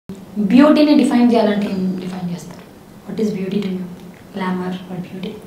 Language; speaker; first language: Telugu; native; Telugu